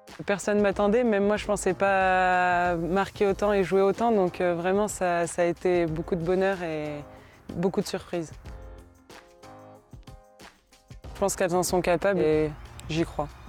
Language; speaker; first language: French; native; French